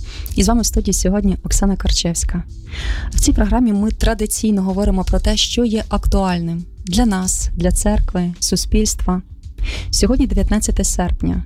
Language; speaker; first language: Ukrainian; native; Ukrainian